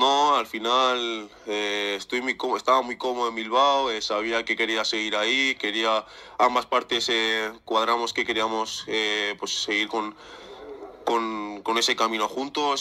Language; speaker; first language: Spanish; early bilingual, other home language; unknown